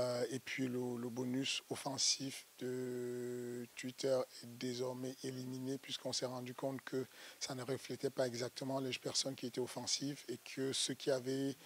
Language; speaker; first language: French; native; French